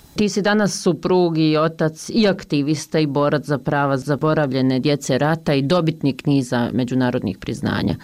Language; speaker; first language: Serbian; native; Serbian